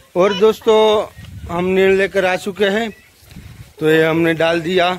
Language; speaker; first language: Hindi; non-native, local second language; Gujarati